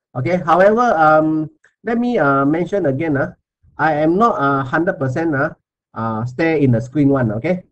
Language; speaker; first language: English; non-native, local second language; Chinese